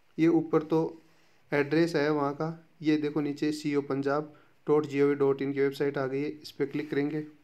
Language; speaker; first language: Hindi; native; Hindi